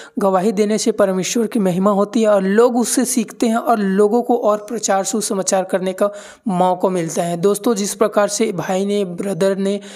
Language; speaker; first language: Hindi; native; Hindi